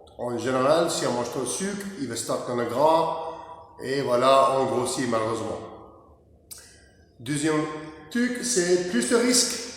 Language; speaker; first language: French; non-native, learner; English